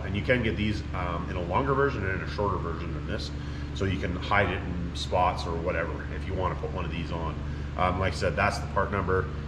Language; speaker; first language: English; native; English